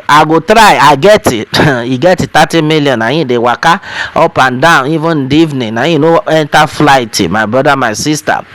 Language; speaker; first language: Nigerian Pidgin; non-native, local second language; Yoruba